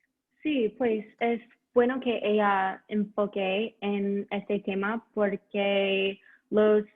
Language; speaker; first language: Spanish; non-native, learner; English